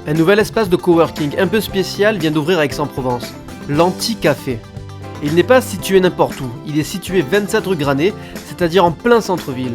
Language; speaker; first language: French; native; French